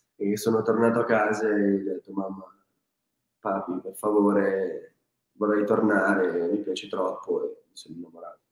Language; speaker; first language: Italian; native; Italian